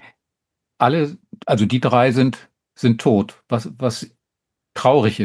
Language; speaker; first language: German; native; German